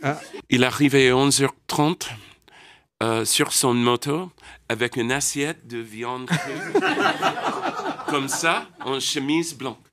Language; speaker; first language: French; non-native, learner; English